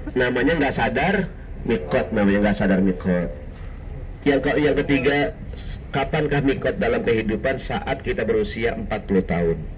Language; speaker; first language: Indonesian; native; Indonesian